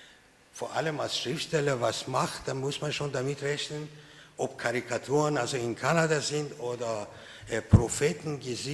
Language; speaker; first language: German; non-native, fluent; Persian